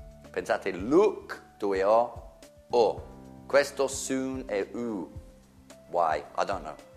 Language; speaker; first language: Italian; non-native, fluent; English